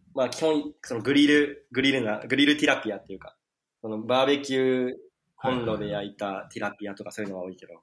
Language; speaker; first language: Japanese; native; Japanese